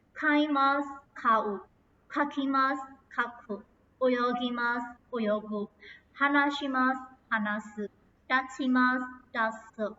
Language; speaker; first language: Japanese; non-native, fluent; Burmese